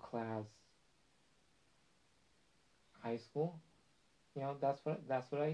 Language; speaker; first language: English; non-native, fluent; Chinese